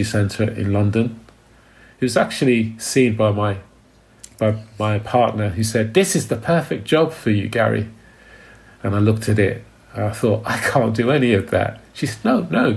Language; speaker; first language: English; native; English